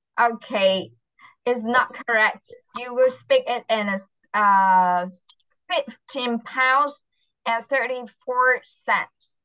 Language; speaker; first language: English; non-native, fluent; Vietnamese